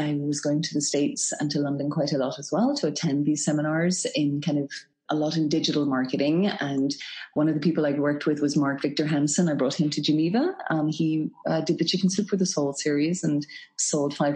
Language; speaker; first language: English; native; English